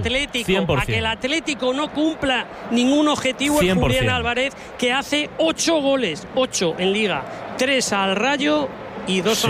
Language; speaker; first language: Spanish; native; Spanish